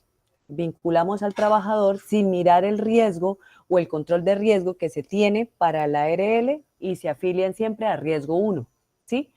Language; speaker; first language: Spanish; native; Spanish